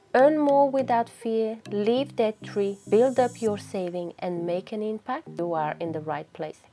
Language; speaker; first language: English; non-native, fluent; French